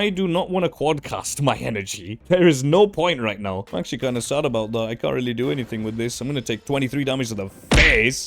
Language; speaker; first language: English; native; English